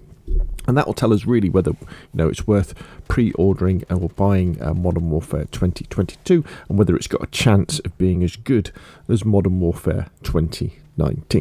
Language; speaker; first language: English; native; English